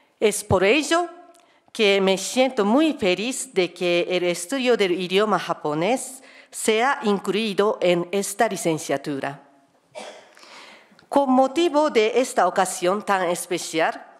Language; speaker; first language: Spanish; non-native, fluent; Japanese